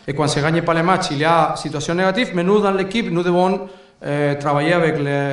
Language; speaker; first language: French; non-native, learner; Spanish